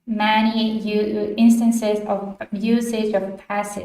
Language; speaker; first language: English; non-native, fluent; Ukrainian